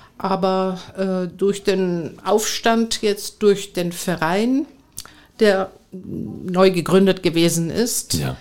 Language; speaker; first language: German; non-native, fluent; Greek